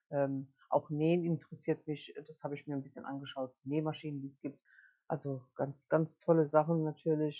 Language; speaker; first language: German; native; German